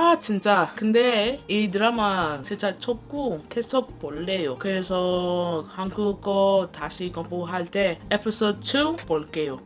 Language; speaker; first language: Korean; non-native, learner; English